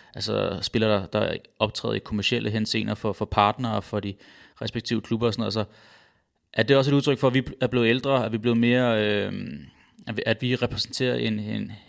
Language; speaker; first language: Danish; native; Danish